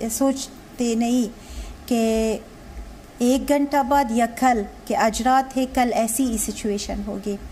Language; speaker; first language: Hindi; non-native, learner; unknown